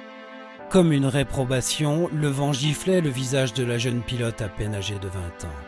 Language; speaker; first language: French; native; French